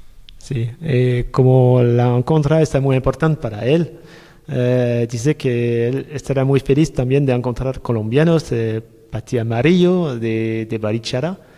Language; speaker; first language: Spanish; non-native, learner; French